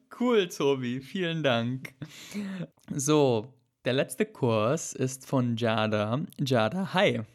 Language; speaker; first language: German; native; German